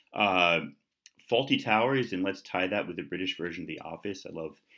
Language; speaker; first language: English; native; English